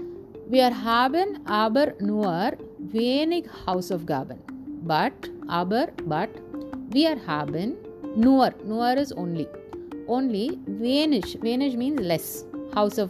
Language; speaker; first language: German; non-native, fluent; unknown